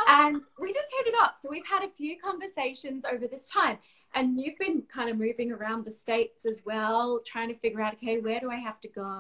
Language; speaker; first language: English; native; English